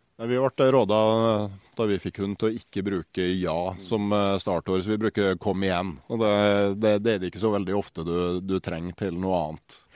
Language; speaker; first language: Norwegian; native; Norwegian